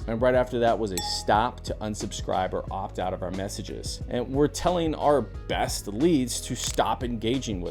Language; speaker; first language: English; native; English